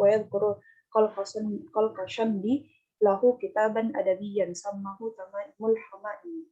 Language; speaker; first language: Arabic; non-native, learner; Indonesian